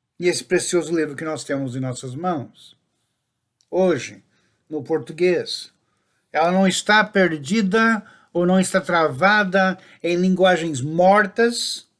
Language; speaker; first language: Portuguese; non-native, fluent; English